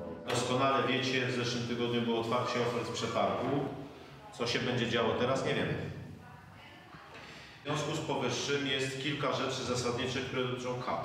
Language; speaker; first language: Polish; native; Polish